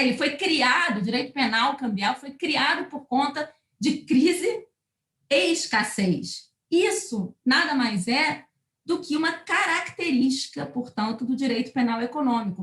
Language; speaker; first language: Portuguese; native; Portuguese